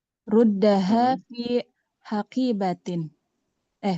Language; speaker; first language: Arabic; non-native, learner; Indonesian